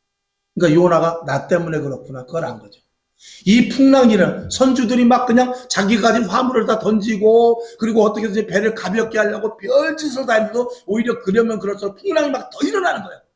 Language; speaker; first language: Korean; native; Korean